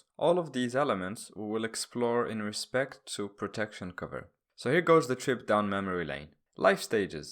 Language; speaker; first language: English; non-native, fluent; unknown